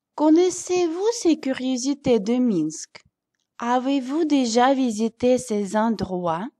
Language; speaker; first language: French; non-native, fluent; Russian